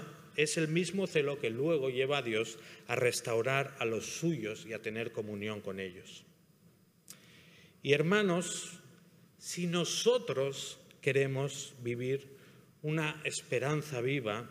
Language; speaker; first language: Spanish; native; Spanish